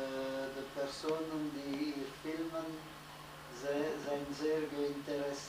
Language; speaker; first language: Dutch; non-native, learner; French